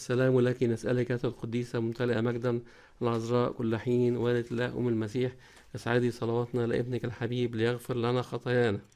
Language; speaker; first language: Arabic; native; Arabic